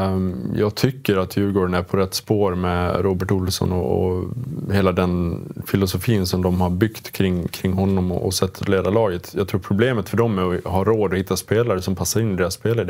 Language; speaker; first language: Swedish; native; Swedish